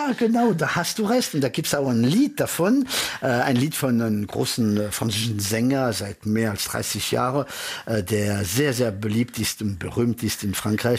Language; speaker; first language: German; early bilingual, heritage; French